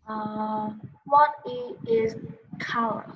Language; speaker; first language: English; non-native, learner; Vietnamese